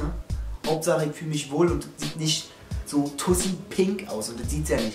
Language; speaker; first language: German; native; German